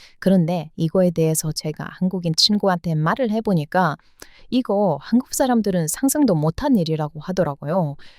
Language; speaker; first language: Korean; non-native, fluent; English